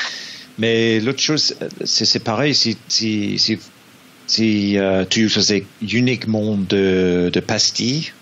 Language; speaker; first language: French; non-native, learner; English